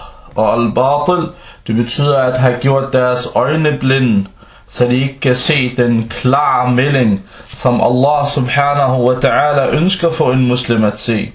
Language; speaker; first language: Danish; early bilingual, other home language; Arabic